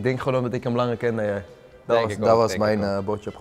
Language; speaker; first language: Dutch; native; Dutch